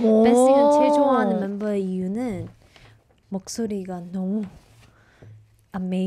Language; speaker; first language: Korean; non-native, fluent; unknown